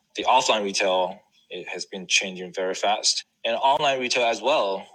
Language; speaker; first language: English; non-native, fluent; Chinese